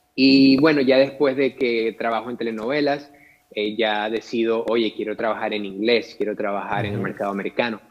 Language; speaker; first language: Spanish; native; Spanish